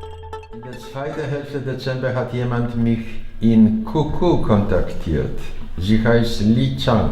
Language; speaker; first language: German; non-native, learner; Chinese